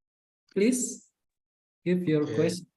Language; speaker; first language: English; non-native, fluent; Indonesian